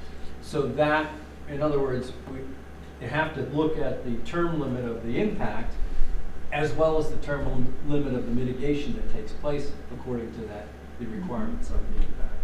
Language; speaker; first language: English; native; English